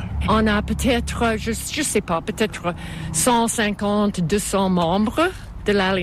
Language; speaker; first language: French; non-native, fluent; English